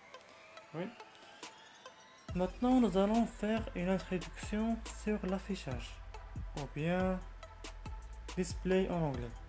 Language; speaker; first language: French; non-native, learner; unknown